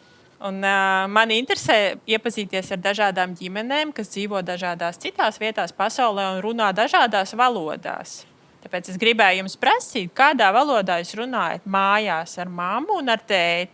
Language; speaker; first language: Latvian; native; Latvian